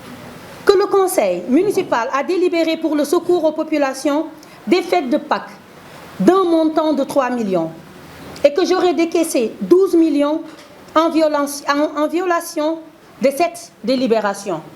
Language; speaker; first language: French; non-native, local second language; Wolof